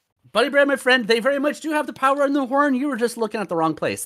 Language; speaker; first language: English; native; English